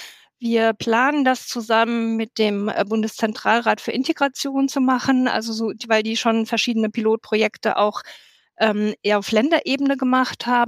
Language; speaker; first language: German; native; German